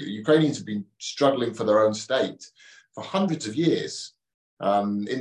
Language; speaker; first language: English; native; English